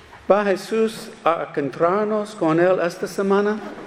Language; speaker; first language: Spanish; non-native, learner; English